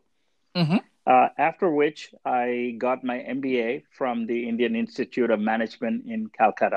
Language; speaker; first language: English; non-native, local second language; Tamil